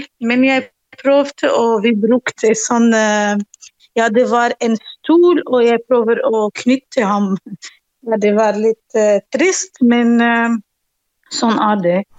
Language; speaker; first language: Norwegian; non-native, learner; Arabic